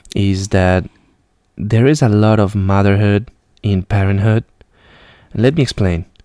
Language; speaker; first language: English; non-native, fluent; Spanish